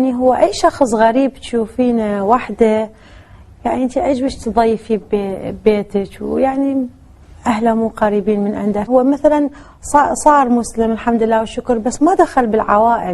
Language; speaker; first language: Arabic; native; Arabic